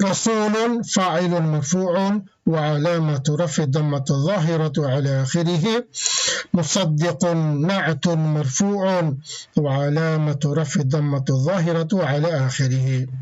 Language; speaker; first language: Arabic; non-native, fluent; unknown